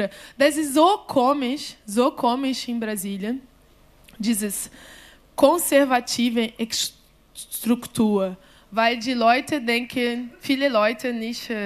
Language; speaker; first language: German; non-native, learner; Portuguese